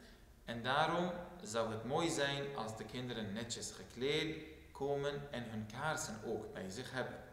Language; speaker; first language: Dutch; non-native, fluent; Turoyo